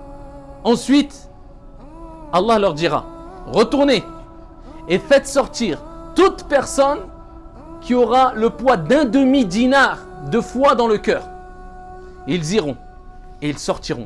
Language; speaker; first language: French; native; French